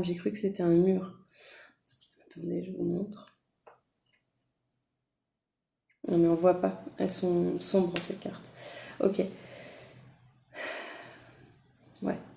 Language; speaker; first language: French; native; French